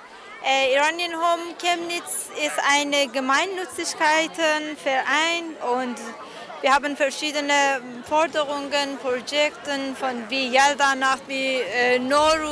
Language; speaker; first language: German; non-native, learner; Persian